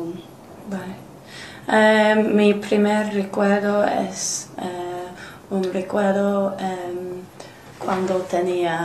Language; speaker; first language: Spanish; non-native, learner; English